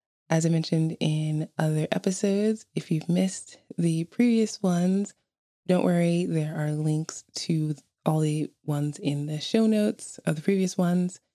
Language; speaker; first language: English; native; English